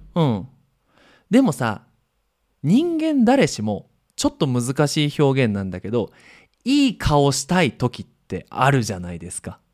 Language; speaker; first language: Japanese; native; Japanese